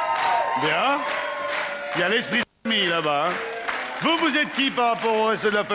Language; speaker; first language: French; native; French